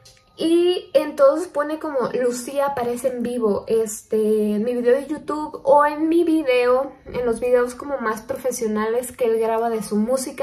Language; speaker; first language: Spanish; native; Spanish